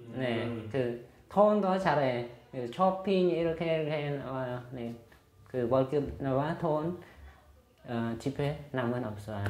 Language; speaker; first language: Korean; non-native, learner; Khmer